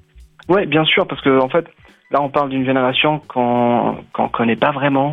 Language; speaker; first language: French; non-native, local second language; Arabic